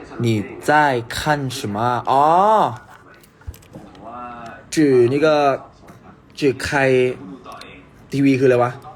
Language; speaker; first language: Chinese; non-native, learner; Thai